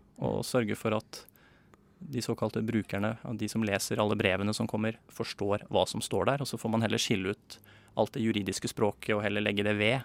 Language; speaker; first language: Norwegian; native; Norwegian